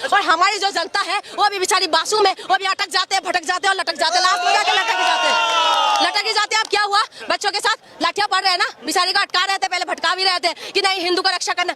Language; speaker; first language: Hindi; non-native, local second language; Assamese